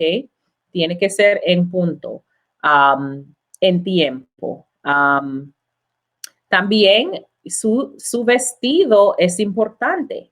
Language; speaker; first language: Spanish; non-native, learner; English